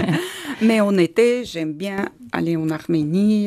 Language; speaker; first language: French; non-native, learner; Armenian